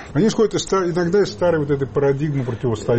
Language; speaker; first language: Russian; native; Russian